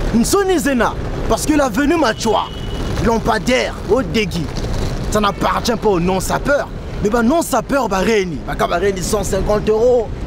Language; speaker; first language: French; early bilingual, other home language; Lingala